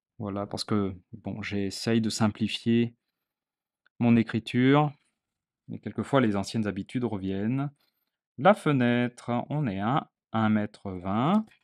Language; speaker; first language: French; native; French